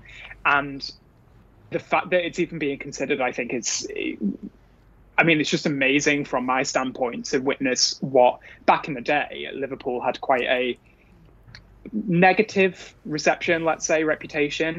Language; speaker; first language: English; native; English